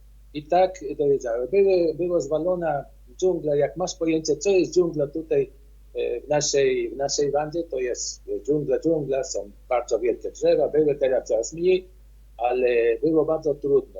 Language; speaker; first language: Polish; early bilingual, heritage; Polish